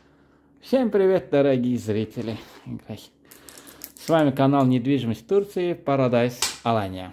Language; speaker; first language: Russian; native; Russian